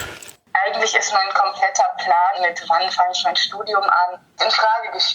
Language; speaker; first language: German; native; German